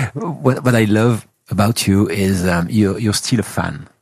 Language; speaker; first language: English; non-native, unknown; French